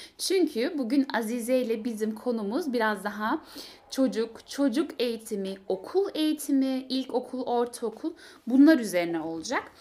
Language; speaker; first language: Turkish; early bilingual, heritage; Turkish